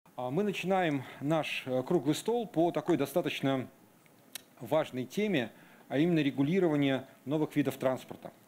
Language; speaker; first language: Russian; native; Russian